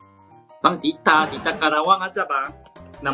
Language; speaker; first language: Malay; non-native, fluent; Korean